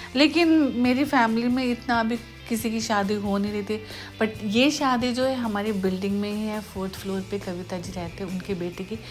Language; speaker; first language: Hindi; native; Hindi